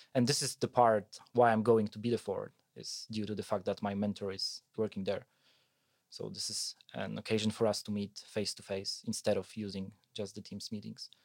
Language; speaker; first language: English; non-native, fluent; Polish